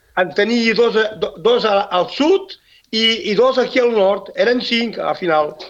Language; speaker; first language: Catalan; non-native, local second language; French